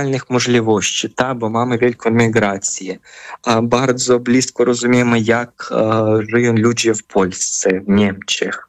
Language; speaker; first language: Polish; non-native, fluent; Ukrainian